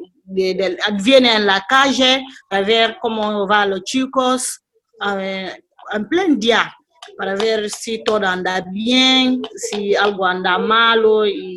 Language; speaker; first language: Spanish; non-native, learner; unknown